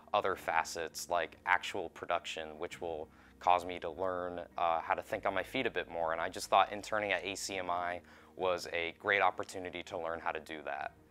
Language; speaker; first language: English; native; English